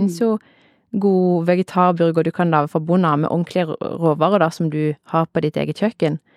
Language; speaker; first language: Norwegian; native; Norwegian